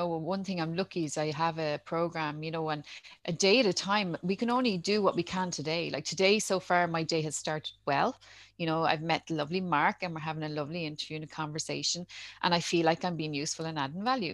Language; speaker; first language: English; native; English